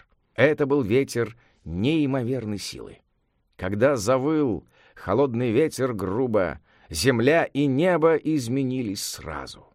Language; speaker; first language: Russian; native; Russian